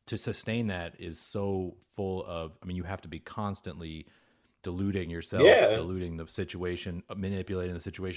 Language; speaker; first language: English; early bilingual, other home language; Hebrew